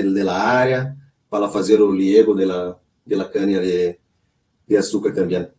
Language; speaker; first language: Spanish; non-native, learner; Portuguese